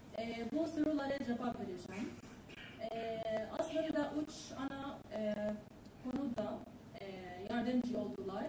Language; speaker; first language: Turkish; non-native, learner; Arabic